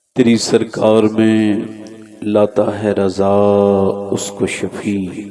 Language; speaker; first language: Urdu; native; Urdu